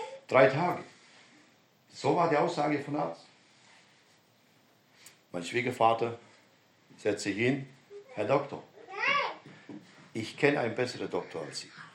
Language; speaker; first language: German; non-native, fluent; Romanian